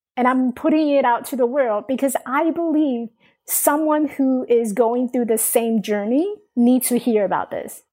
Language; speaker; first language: English; non-native, fluent; Chinese